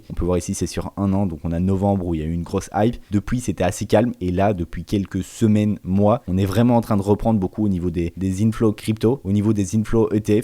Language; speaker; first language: French; native; French